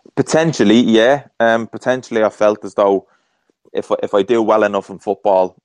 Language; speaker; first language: English; native; English